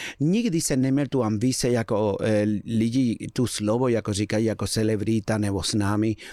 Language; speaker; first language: Czech; non-native, learner; Spanish